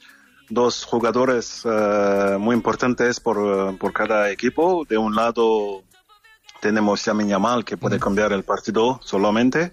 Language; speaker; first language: Spanish; non-native, learner; French